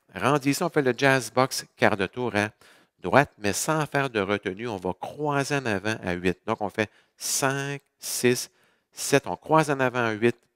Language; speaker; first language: French; native; French